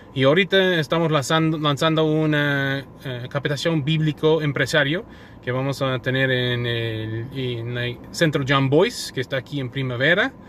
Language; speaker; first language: Spanish; non-native, fluent; English